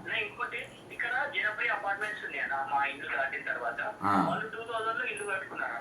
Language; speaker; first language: Telugu; native; Telugu